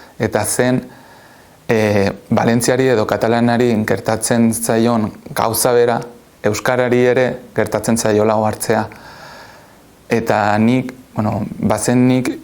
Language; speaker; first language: Basque; non-native, local second language; Catalan